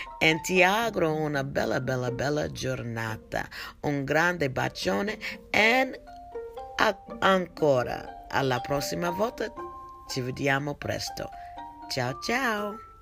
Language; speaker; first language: Italian; non-native, learner; English